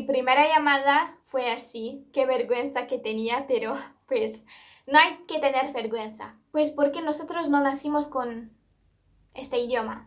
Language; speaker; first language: Spanish; non-native, fluent; Turkish